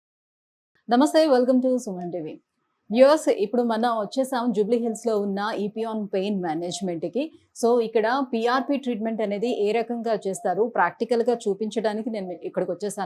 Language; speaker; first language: Telugu; native; Telugu